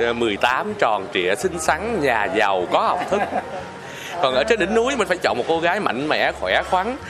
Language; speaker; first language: Vietnamese; native; Vietnamese